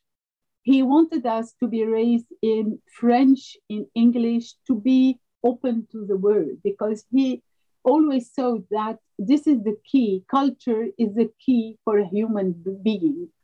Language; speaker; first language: English; non-native, fluent; French